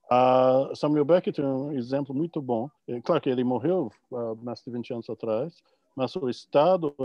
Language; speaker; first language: Portuguese; non-native, fluent; English